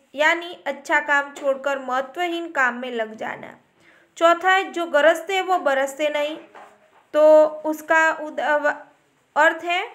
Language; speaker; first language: Hindi; non-native, local second language; Gujarati